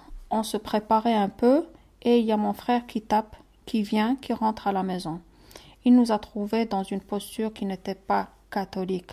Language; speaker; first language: French; non-native, local second language; Arabic